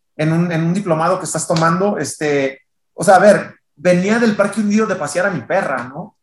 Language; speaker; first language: Spanish; native; Spanish